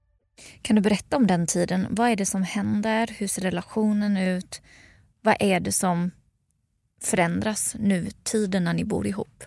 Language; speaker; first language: Swedish; native; Swedish